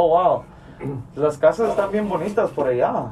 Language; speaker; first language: Spanish; early bilingual, other home language; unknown